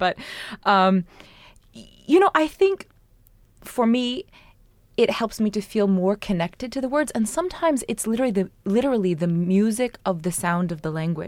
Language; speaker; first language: English; native; English